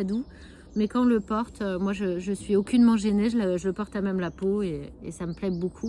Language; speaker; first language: French; native; French